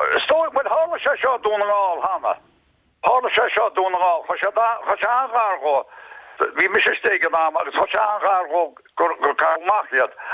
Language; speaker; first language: Irish; native; Irish